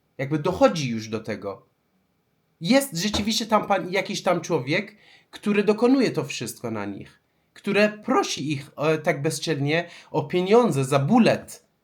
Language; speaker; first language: Polish; non-native, fluent; Persian